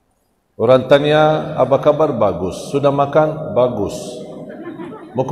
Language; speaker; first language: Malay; non-native, fluent; Arabic